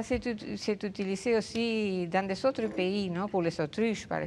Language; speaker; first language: French; non-native, fluent; Spanish